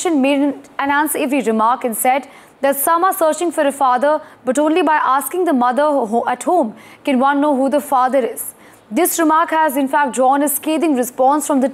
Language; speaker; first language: English; non-native, local second language; Punjabi